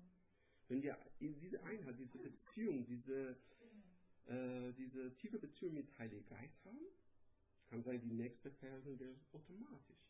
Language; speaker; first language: German; non-native, learner; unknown